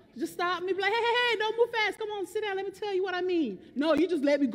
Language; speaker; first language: English; non-native, local second language; Igbo